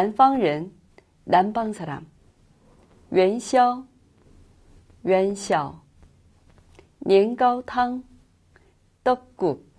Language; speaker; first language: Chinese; non-native, fluent; Korean